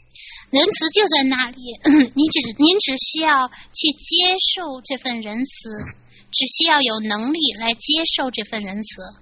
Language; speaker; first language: Chinese; native; Chinese